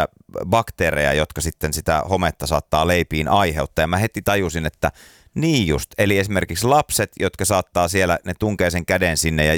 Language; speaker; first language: Finnish; native; Finnish